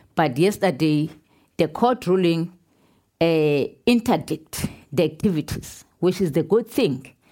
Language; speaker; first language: English; non-native, local second language; Xhosa